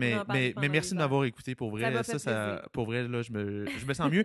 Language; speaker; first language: French; native; French